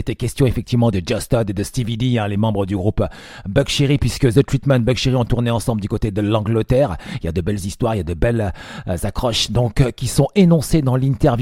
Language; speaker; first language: French; native; French